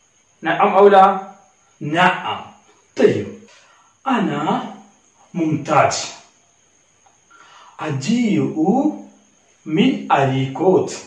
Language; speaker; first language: Arabic; non-native, learner; Malayalam